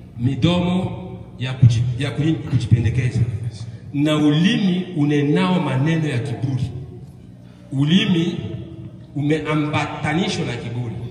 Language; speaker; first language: Swahili; non-native, local second language; Bembe